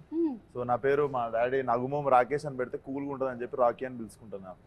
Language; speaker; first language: Telugu; native; Telugu